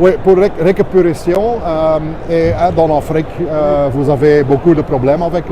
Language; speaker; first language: French; non-native, local second language; Dutch